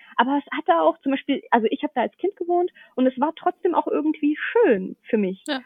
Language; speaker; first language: German; early bilingual, other home language; Russian